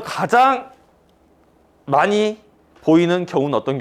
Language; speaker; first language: Korean; native; Korean